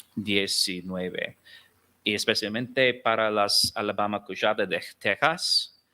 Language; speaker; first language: Spanish; non-native, learner; English